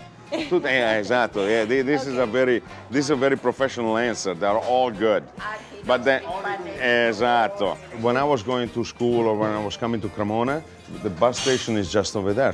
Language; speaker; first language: English; non-native, fluent; Italian